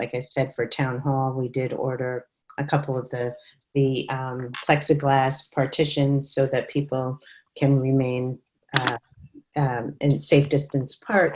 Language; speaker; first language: English; native; English